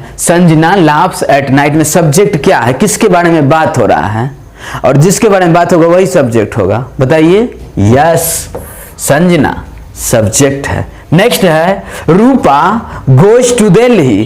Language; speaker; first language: Hindi; native; Hindi